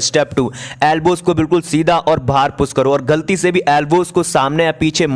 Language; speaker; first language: Hindi; native; Hindi